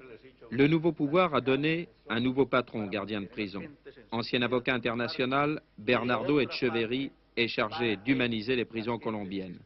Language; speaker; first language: French; native; French